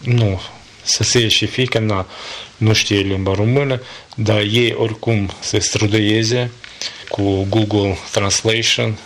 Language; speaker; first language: Romanian; non-native, learner; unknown